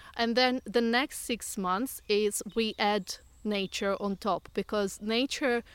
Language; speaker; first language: English; non-native, fluent; Russian